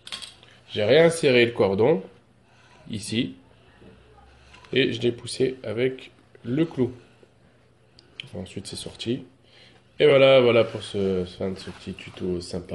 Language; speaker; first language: French; native; French